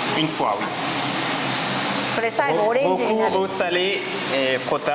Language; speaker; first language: French; native; French